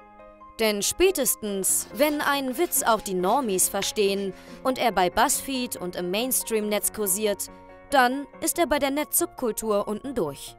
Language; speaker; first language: German; native; German